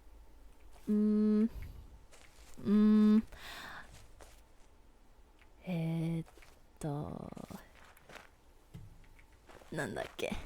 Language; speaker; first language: Japanese; non-native, learner; English